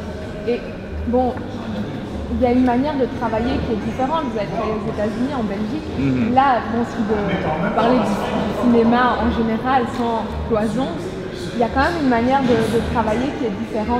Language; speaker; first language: French; native; French